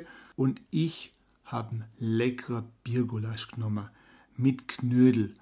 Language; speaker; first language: German; native; German